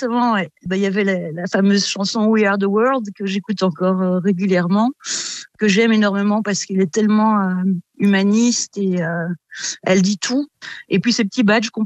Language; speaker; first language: French; native; French